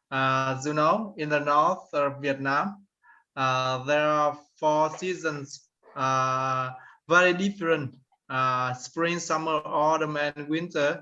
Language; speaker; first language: English; non-native, learner; Vietnamese